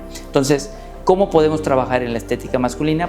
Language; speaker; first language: Spanish; native; Spanish